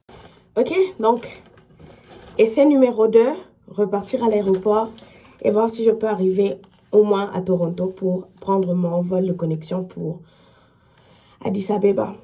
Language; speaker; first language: French; non-native, fluent; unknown